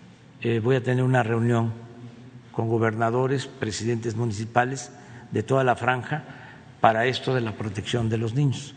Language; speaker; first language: Spanish; native; Spanish